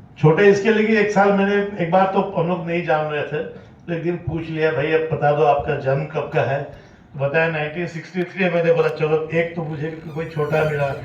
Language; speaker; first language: Hindi; native; Hindi